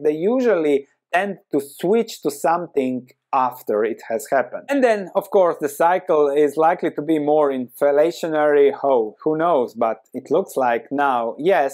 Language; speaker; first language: English; non-native, fluent; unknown